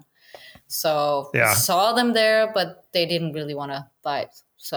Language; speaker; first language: English; non-native, fluent; Danish